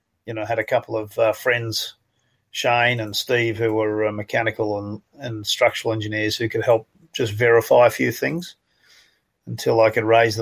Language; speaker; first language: English; native; English